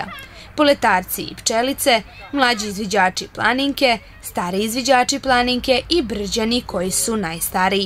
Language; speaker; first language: Serbian; native; Serbian